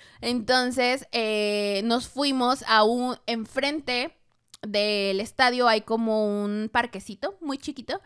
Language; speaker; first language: Spanish; native; Spanish